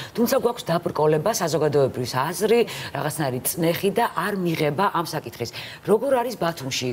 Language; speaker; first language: Georgian; native; Georgian